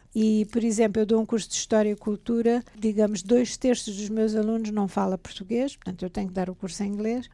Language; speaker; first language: Portuguese; native; Portuguese